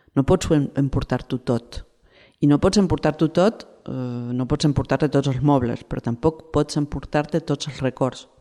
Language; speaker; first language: Catalan; non-native, fluent; Spanish